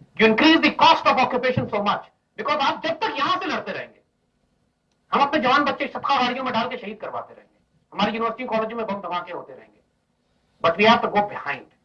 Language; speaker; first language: Urdu; native; Urdu